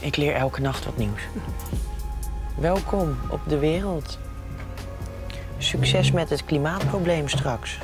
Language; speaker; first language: Dutch; native; Dutch